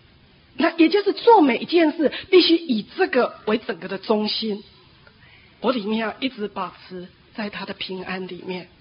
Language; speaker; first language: Chinese; native; Chinese